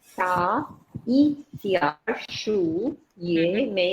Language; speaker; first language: Chinese; non-native, learner; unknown